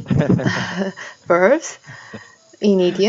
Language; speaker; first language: English; non-native, learner; Korean